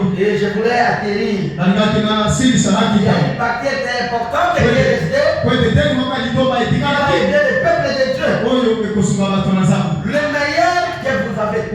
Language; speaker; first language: French; non-native, local second language; Lingala